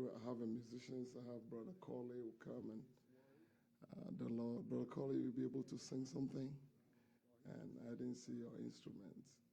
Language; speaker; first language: English; non-native, fluent; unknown